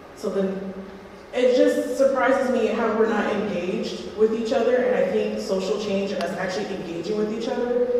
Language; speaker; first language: English; native; English